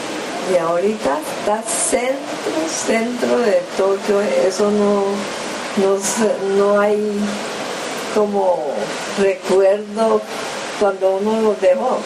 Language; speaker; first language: Spanish; early bilingual, other home language; Japanese